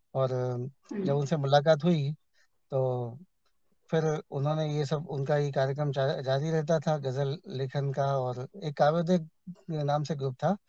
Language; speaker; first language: Hindi; native; Hindi